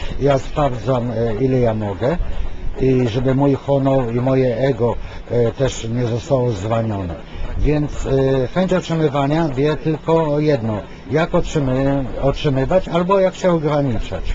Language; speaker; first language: Polish; non-native, fluent; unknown